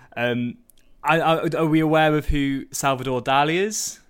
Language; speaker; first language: English; native; English